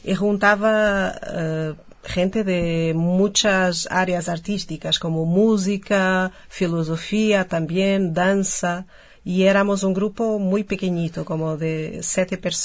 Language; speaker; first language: Spanish; non-native, fluent; Portuguese